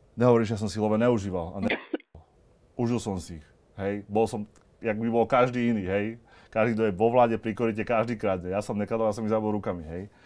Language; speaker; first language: Slovak; native; Slovak